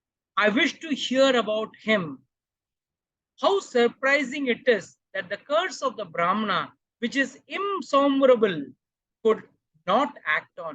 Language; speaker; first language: English; non-native, local second language; Hindi